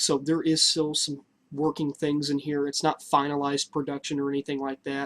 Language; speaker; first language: English; native; English